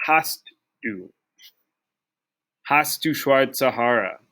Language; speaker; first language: German; non-native, fluent; English